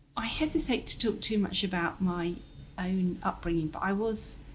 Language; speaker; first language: English; native; English